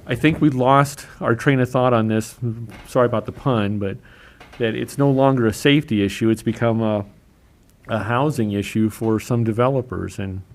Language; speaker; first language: English; native; English